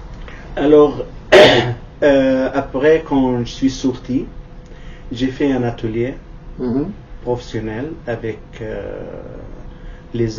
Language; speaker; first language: French; non-native, learner; Kurdish